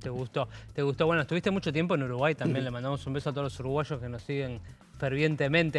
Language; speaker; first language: Spanish; native; Spanish